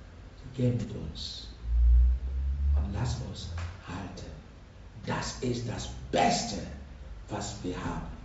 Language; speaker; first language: German; non-native, fluent; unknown